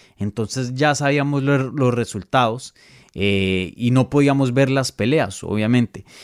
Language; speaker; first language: Spanish; native; Spanish